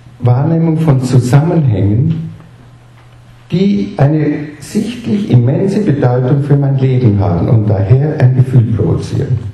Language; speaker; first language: German; native; German